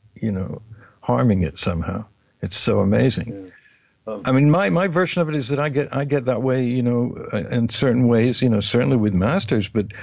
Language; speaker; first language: English; native; English